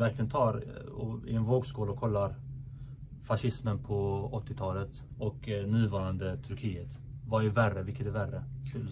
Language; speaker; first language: Swedish; native; Swedish